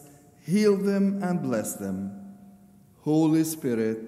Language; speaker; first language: English; native; English